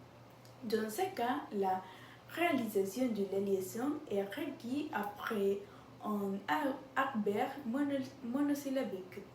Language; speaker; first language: French; non-native, learner; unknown